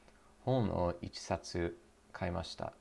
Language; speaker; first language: Japanese; non-native, learner; English